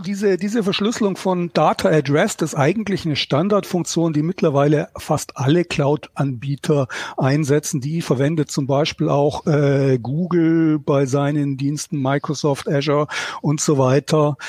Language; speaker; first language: German; native; German